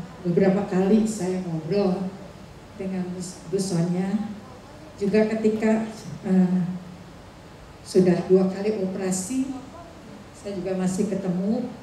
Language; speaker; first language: Indonesian; native; Indonesian